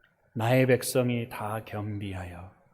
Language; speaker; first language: Korean; native; Korean